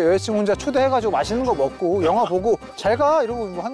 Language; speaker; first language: Korean; native; Korean